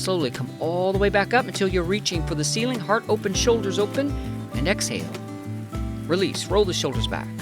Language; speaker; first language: English; native; English